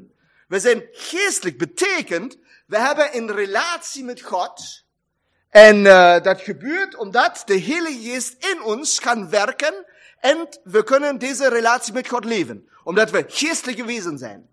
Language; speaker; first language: German; non-native, learner; Dutch